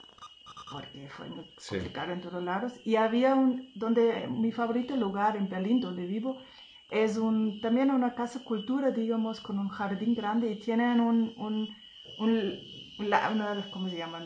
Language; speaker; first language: Spanish; non-native, fluent; German